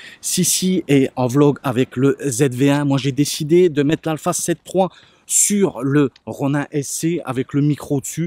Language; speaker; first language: French; native; French